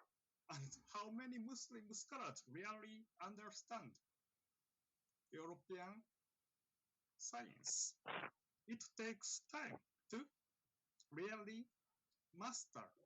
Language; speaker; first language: English; non-native, fluent; Japanese